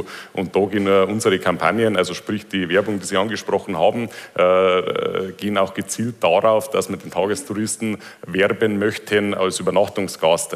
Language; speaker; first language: German; native; German